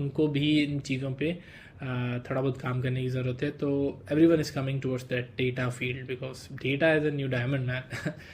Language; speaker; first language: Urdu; non-native, local second language; Sindhi